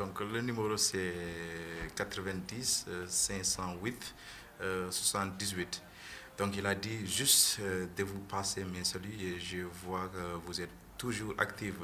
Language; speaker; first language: French; non-native, fluent; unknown